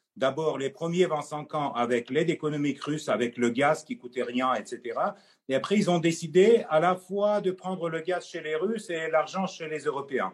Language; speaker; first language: French; non-native, fluent; Russian